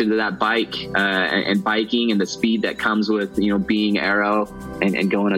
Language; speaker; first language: English; native; English